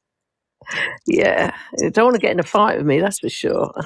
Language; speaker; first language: English; native; English